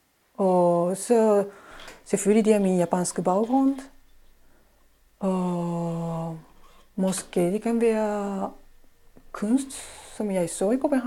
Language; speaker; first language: Danish; non-native, fluent; Japanese